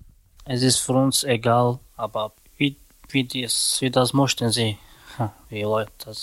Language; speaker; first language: German; non-native, learner; Slovak